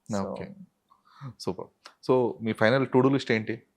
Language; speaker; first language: Telugu; native; Telugu